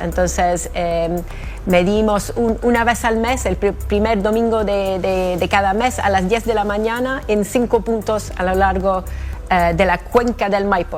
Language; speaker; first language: Spanish; non-native, fluent; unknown